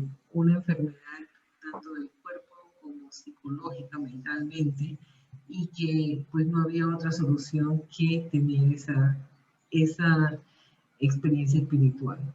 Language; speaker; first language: Spanish; early bilingual, heritage; Spanish